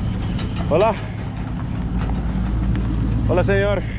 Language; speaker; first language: Spanish; non-native, learner; Finnish